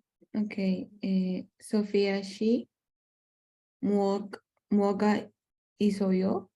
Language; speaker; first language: Korean; non-native, learner; Spanish